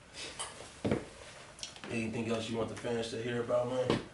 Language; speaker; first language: English; native; English